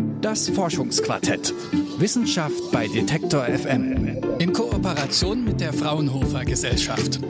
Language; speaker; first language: German; native; German